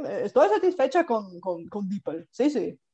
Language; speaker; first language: Spanish; non-native, fluent; Bulgarian